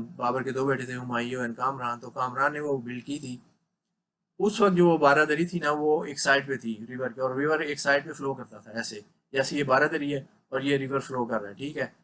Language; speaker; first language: Urdu; non-native, local second language; Punjabi